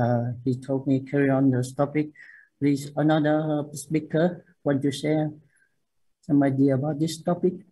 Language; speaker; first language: English; non-native, learner; Vietnamese